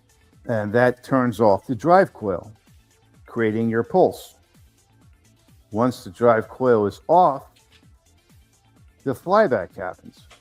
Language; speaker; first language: English; native; English